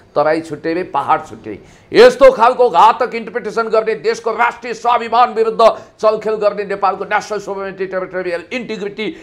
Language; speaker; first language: Nepali; native; Nepali